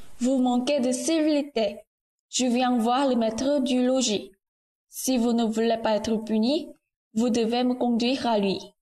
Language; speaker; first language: French; non-native, learner; Korean